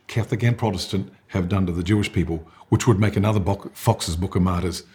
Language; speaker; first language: English; native; English